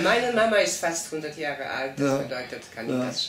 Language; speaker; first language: German; non-native, fluent; Polish